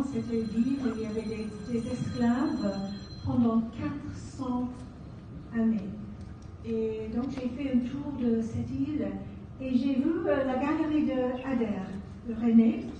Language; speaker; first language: French; non-native, fluent; English